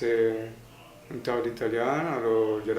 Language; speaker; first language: French; non-native, fluent; Spanish